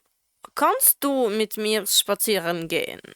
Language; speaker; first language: German; non-native, learner; Latvian